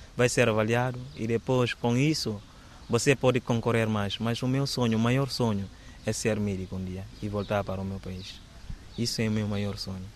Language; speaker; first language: Portuguese; non-native, local second language; Upper Guinea Crioulo